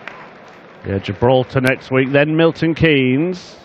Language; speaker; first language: English; native; English